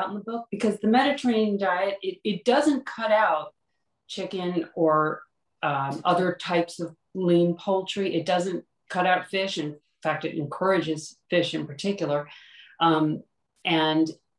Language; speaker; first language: English; native; English